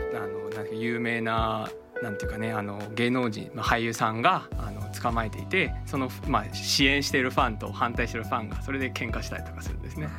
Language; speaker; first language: Japanese; non-native, fluent; Chinese